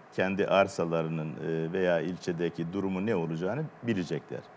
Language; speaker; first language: Turkish; native; Turkish